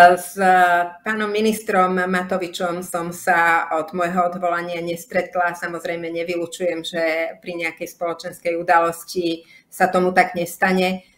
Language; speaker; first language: Slovak; native; Slovak